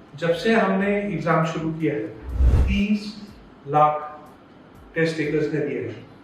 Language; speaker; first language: Hindi; non-native, local second language; Gujarati